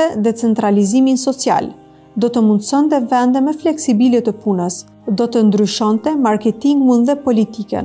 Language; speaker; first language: Albanian; native; Albanian